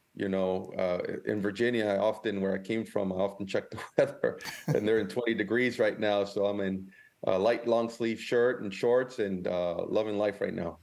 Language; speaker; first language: English; early bilingual, other home language; Spanish